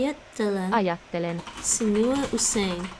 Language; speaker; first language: Finnish; non-native, learner; English